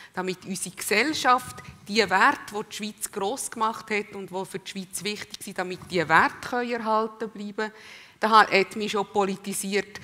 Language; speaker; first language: German; native; German